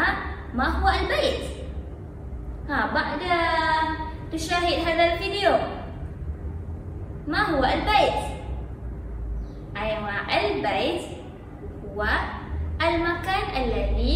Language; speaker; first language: Arabic; non-native, learner; Malay